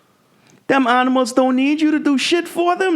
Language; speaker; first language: English; native; English